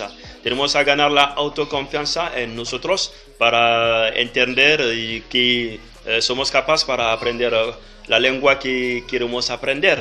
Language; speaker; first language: Spanish; non-native, learner; French